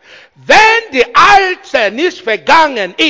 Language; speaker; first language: German; non-native, learner; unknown